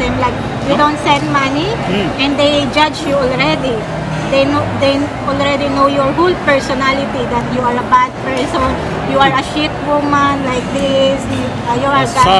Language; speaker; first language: English; non-native, local second language; Filipino